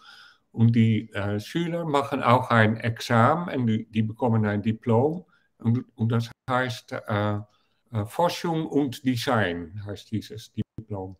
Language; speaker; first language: German; non-native, fluent; Dutch